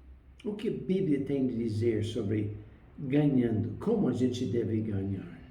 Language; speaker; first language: Portuguese; non-native, fluent; English